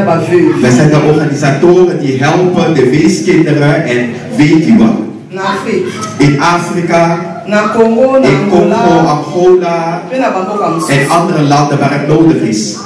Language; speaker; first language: Dutch; non-native, fluent; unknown